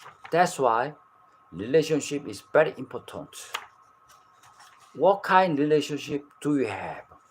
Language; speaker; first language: English; non-native, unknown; Korean